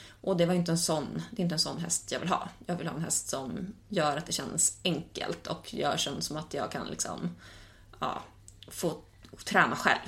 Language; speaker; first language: Swedish; native; Swedish